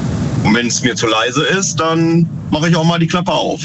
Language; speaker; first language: German; native; German